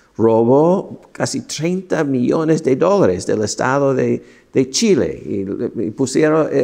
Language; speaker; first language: Spanish; non-native, fluent; English